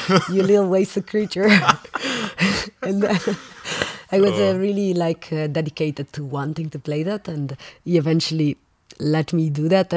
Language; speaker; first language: English; non-native, fluent; Italian